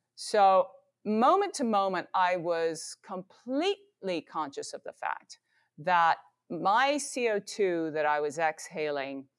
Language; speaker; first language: English; native; English